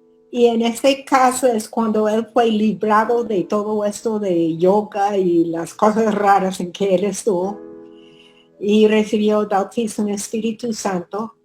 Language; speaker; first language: Spanish; non-native, fluent; English